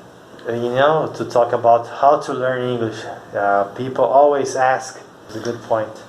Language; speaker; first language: English; non-native, fluent; Portuguese